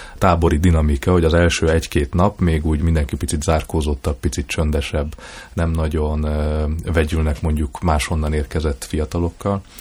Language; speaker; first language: Hungarian; native; Hungarian